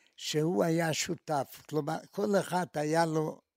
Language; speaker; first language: Hebrew; non-native, fluent; Polish